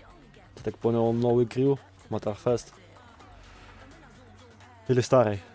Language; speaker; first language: Russian; native; Russian